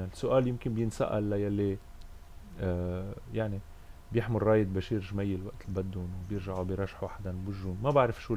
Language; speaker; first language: Arabic; native; Arabic